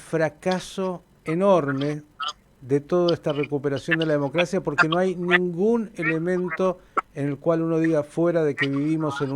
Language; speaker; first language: Spanish; native; Spanish